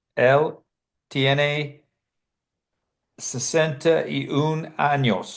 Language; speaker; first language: Spanish; non-native, learner; English